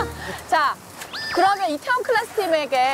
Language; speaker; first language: Korean; native; Korean